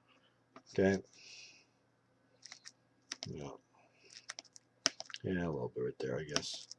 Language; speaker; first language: English; native; English